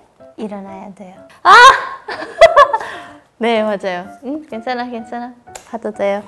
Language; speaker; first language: Korean; non-native, learner; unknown